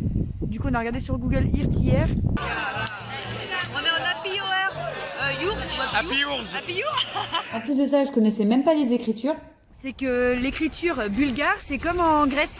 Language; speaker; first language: French; native; French